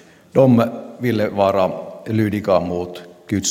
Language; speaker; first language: Swedish; non-native, local second language; Finnish